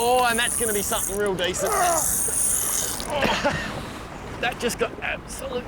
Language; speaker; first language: English; native; English